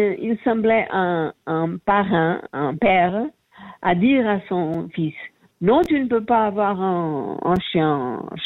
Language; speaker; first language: French; non-native, learner; Portuguese